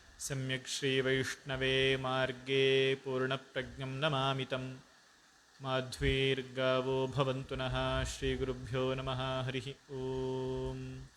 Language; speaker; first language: Kannada; non-native, local second language; Tulu